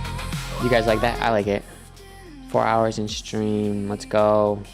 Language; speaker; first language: English; native; English